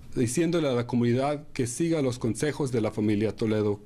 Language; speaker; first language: Spanish; early bilingual, heritage; Spanish